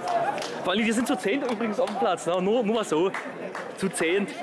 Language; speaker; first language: German; native; German